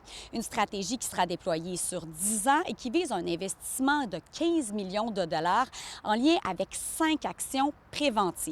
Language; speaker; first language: French; native; French